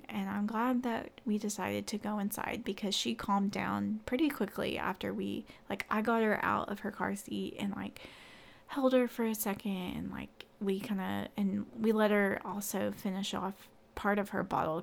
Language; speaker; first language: English; native; English